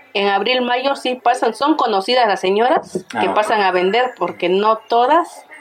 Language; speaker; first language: Spanish; native; Spanish